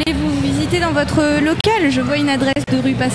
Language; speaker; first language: French; native; French